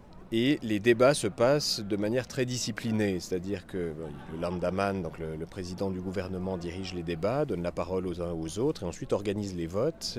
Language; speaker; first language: French; native; French